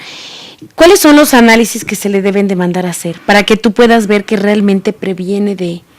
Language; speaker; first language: Spanish; native; Spanish